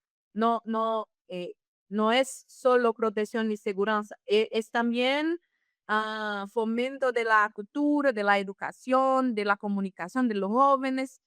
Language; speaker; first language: Spanish; non-native, fluent; Portuguese